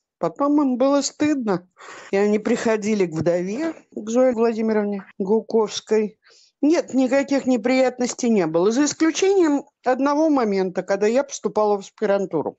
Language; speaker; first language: Russian; native; Russian